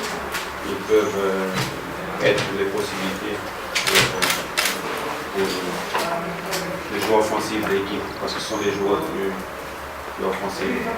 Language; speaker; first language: French; non-native, fluent; Portuguese